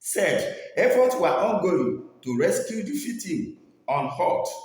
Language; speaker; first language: English; non-native, local second language; Yoruba